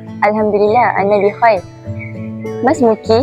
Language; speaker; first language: Arabic; non-native, learner; Malay